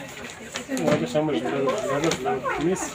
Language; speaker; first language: Arabic; native; Arabic